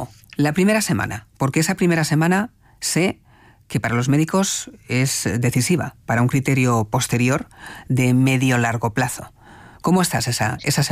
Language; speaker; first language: Spanish; native; Spanish